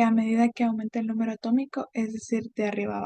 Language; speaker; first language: Spanish; native; Spanish